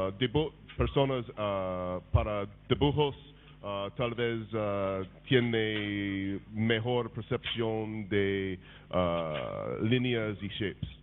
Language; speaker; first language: Spanish; non-native, learner; English